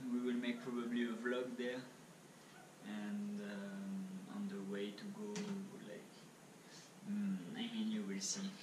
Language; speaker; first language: English; non-native, fluent; French